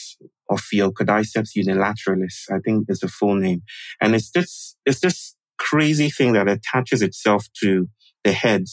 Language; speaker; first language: English; non-native, local second language; Yoruba